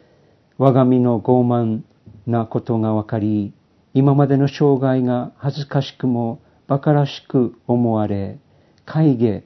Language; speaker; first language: Japanese; early bilingual, heritage; Japanese